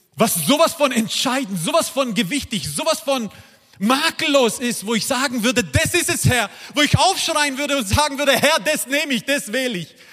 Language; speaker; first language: German; non-native, fluent; Croatian